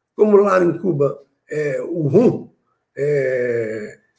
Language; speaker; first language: Portuguese; native; Portuguese